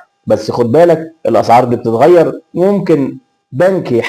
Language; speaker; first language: Arabic; native; Arabic